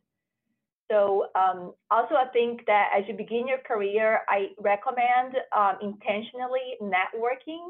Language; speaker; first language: English; non-native, fluent; Portuguese